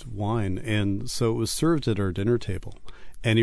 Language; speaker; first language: English; native; English